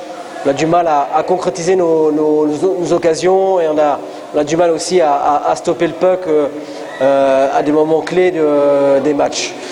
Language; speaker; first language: French; native; French